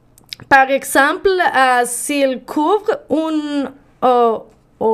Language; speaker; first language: French; non-native, learner; Spanish